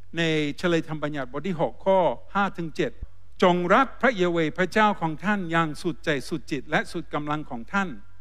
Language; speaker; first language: Thai; non-native, fluent; English